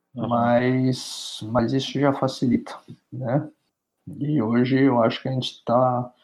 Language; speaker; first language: Portuguese; native; Portuguese